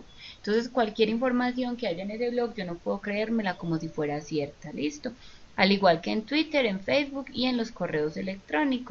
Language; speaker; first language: Spanish; native; Spanish